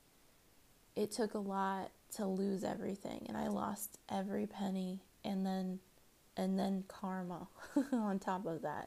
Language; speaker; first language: English; native; English